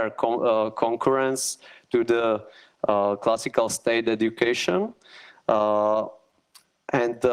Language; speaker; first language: English; non-native, learner; Slovak